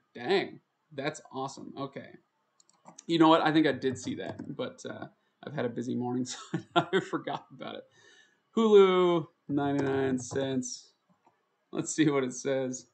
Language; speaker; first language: English; native; English